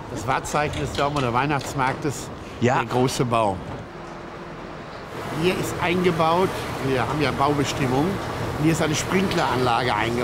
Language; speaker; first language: German; native; German